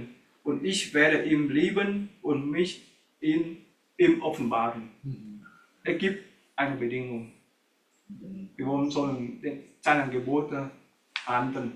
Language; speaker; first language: German; non-native, learner; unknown